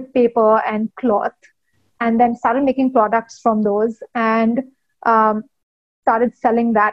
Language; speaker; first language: English; non-native, local second language; Hindi